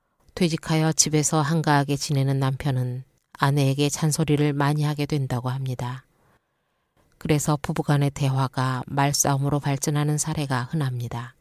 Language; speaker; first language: Korean; native; Korean